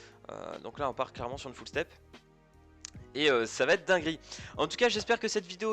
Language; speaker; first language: French; native; French